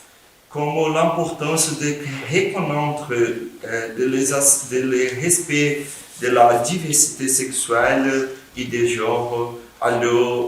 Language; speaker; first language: French; non-native, fluent; Portuguese